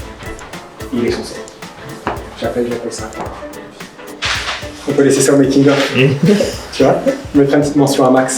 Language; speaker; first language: French; native; French